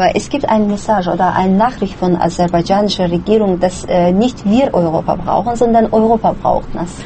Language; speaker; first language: German; non-native, fluent; Azerbaijani